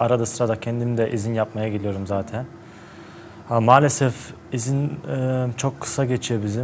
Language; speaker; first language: Turkish; early bilingual, heritage; Turkish